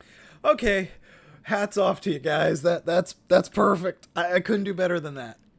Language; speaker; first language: English; native; English